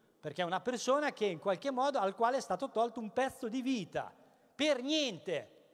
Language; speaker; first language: Italian; native; Italian